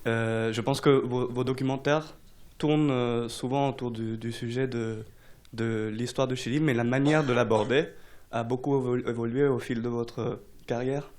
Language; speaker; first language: French; non-native, fluent; Spanish